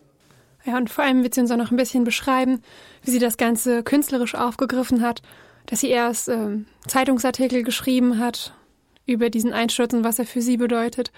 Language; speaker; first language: German; native; German